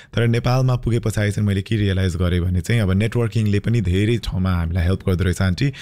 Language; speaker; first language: Nepali; early bilingual, heritage; Nepali